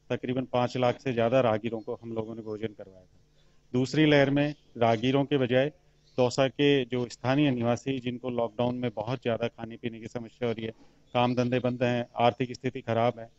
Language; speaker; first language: Hindi; native; Hindi